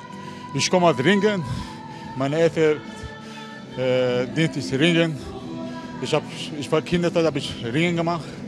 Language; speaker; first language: German; non-native, learner; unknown